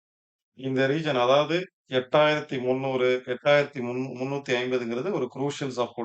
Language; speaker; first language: Tamil; native; Tamil